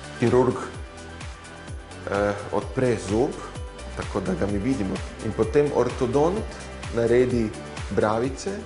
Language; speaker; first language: Slovenian; non-native, learner; Croatian